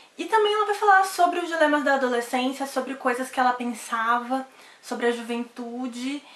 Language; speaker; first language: Portuguese; native; Portuguese